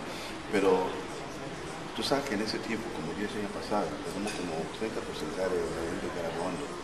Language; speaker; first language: Spanish; non-native, local second language; English